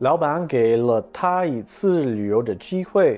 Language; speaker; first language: Chinese; non-native, learner; English